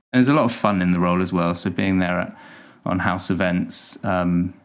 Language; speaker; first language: English; native; English